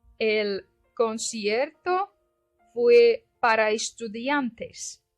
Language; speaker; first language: Spanish; non-native, fluent; Turkish